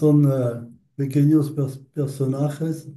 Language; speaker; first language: Spanish; non-native, learner; French